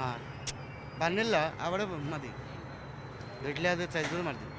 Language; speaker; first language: Malayalam; non-native, learner; Bangla